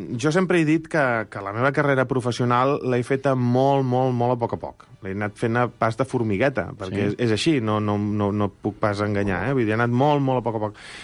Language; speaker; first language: Catalan; native; Catalan